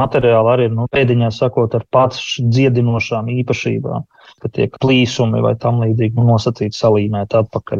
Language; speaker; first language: Latvian; native; Latvian